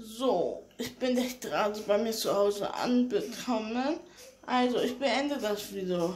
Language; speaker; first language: German; early bilingual, other home language; Turkish